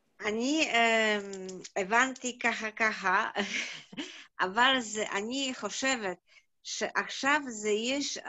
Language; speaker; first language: Hebrew; non-native, learner; Polish